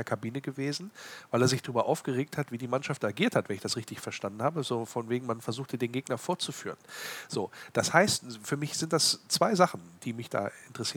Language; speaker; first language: German; native; German